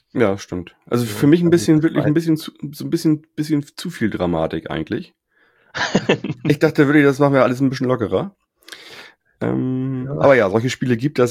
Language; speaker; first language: German; native; German